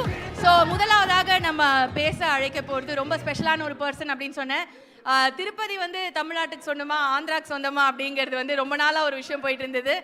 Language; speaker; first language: Tamil; native; Tamil